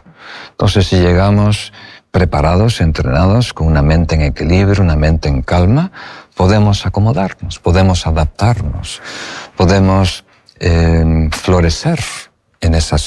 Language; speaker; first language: Spanish; native; Spanish